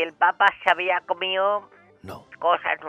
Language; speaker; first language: Spanish; native; Spanish